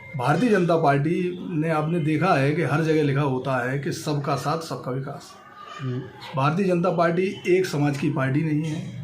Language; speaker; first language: Hindi; native; Hindi